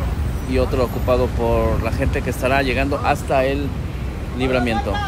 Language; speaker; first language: Spanish; native; Spanish